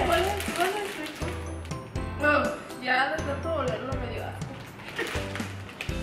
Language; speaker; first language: Spanish; early bilingual, other home language; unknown